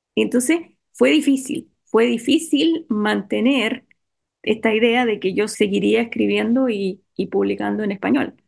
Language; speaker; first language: Spanish; native; Spanish